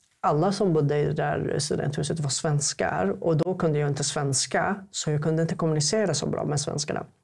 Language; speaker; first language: Swedish; non-native, fluent; Arabic